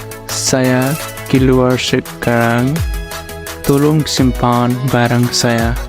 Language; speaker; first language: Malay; non-native, fluent; Nepali